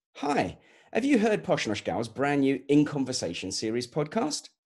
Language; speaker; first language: English; native; English